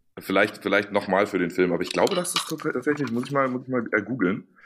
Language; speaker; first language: German; native; German